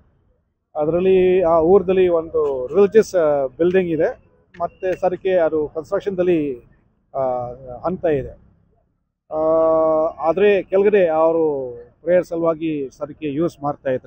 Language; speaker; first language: Kannada; non-native, fluent; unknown